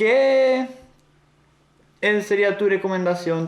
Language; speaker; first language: Spanish; non-native, fluent; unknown